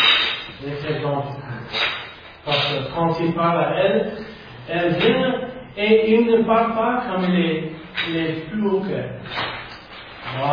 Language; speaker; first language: French; non-native, fluent; English